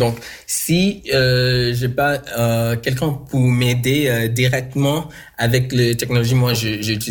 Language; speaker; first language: French; non-native, local second language; English